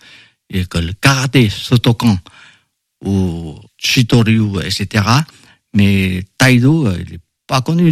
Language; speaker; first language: French; non-native, fluent; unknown